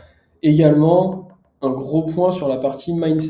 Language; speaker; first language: French; native; French